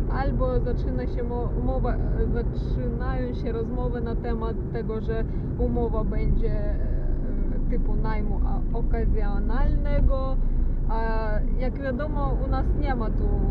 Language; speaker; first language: Polish; non-native, fluent; Russian